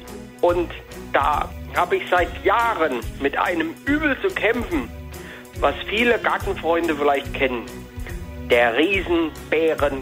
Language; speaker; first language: German; native; German